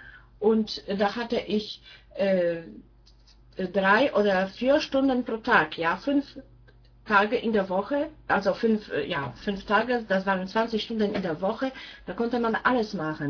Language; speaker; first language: German; non-native, fluent; Polish